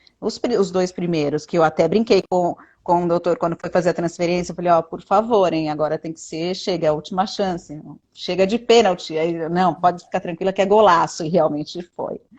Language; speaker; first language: Portuguese; native; Portuguese